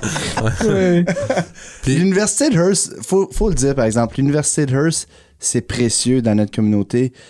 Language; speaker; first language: French; native; French